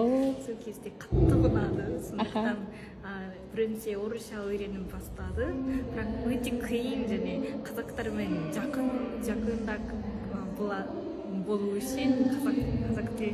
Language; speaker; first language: Kazakh; non-native, learner; Japanese